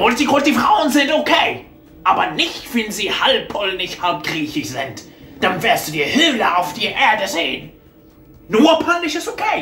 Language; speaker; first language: German; non-native, fluent; Arabic